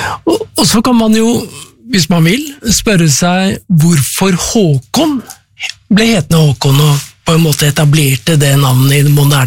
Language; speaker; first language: Norwegian; native; Norwegian